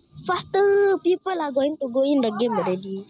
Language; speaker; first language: English; non-native, local second language; Malay